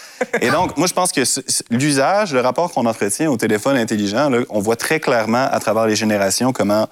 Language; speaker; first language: French; native; French